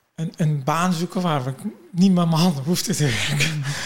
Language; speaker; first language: Dutch; non-native, fluent; Kurdish